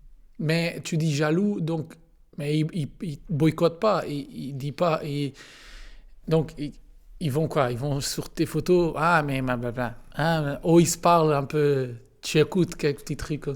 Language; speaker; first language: French; non-native, learner; Portuguese